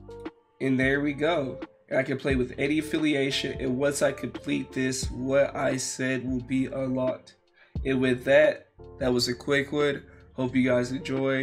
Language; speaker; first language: English; native; English